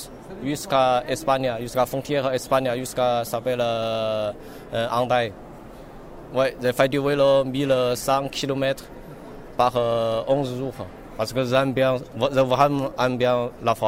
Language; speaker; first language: French; non-native, learner; Chinese